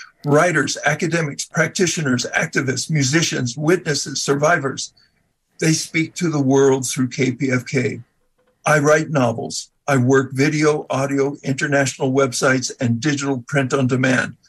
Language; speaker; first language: English; native; English